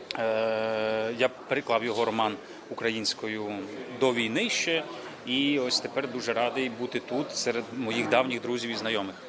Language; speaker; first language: Ukrainian; native; Ukrainian